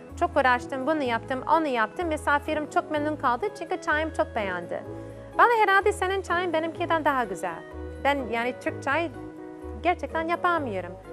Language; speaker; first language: Turkish; non-native, fluent; English